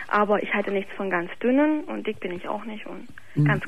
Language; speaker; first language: German; native; German